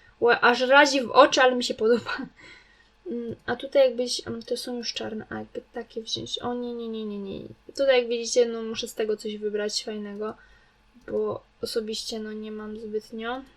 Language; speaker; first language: Polish; native; Polish